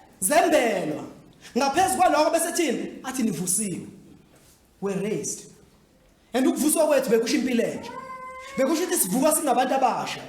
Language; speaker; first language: Zulu; native; Zulu